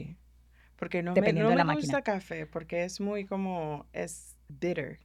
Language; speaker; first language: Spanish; early bilingual, heritage; Spanish